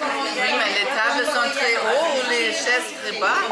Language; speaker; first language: French; non-native, fluent; German